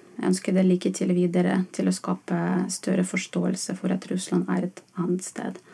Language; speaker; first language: Norwegian; non-native, fluent; Russian